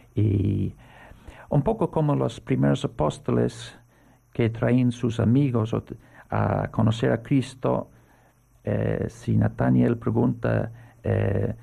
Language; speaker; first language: Spanish; non-native, fluent; English